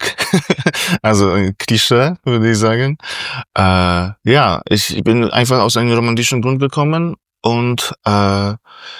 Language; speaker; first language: German; non-native, fluent; Polish